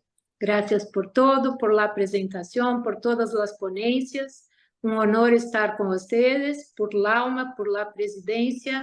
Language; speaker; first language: Spanish; non-native, learner; Portuguese